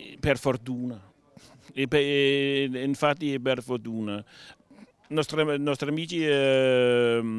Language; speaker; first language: Italian; non-native, learner; Danish